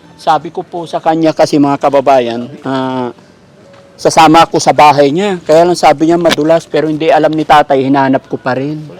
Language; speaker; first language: Filipino; non-native, local second language; Pangasinan